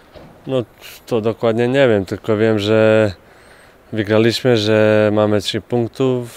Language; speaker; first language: Polish; non-native, fluent; Bosnian